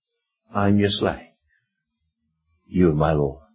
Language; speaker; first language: English; native; English